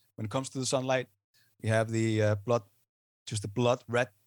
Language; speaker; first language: English; non-native, fluent; Icelandic